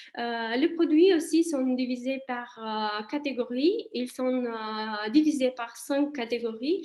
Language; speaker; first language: French; non-native, fluent; Italian